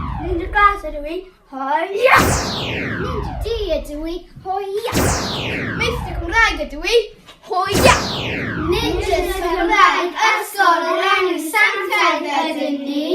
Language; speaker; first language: Welsh; non-native, learner; English